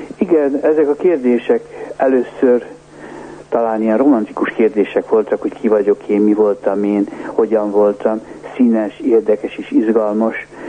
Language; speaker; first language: Hungarian; native; Hungarian